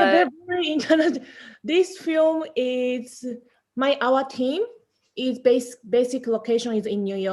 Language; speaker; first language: English; non-native, learner; Japanese